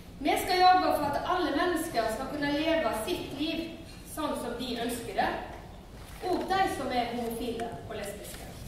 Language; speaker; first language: Norwegian; native; Norwegian